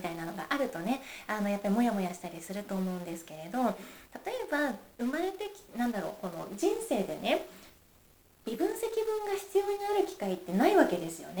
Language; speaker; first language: Japanese; native; Japanese